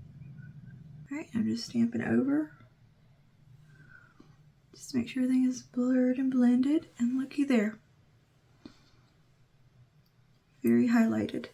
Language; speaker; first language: English; native; English